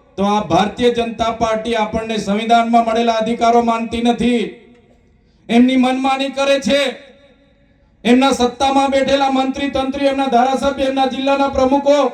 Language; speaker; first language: Gujarati; non-native, local second language; Vasavi